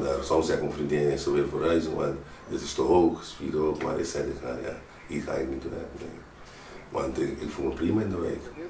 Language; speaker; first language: Dutch; non-native, fluent; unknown